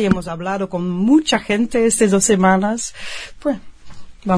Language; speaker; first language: Spanish; non-native, fluent; Dutch